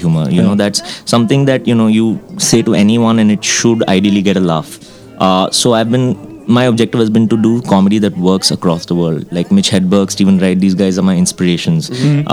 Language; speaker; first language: English; non-native, local second language; Hindi